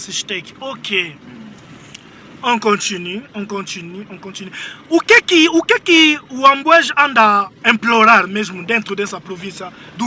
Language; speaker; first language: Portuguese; non-native, learner; Lingala